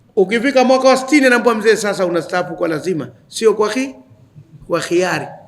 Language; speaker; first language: Swahili; native; Swahili